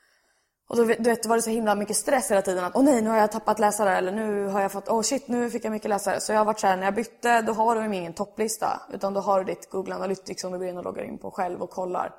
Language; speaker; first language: Swedish; native; Swedish